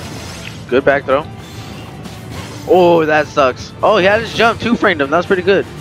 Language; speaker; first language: English; native; English